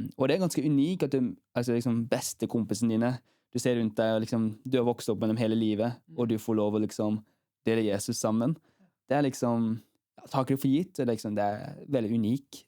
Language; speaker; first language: Norwegian; early bilingual, heritage; Norwegian